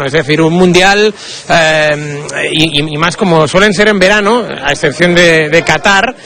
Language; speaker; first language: Spanish; native; Spanish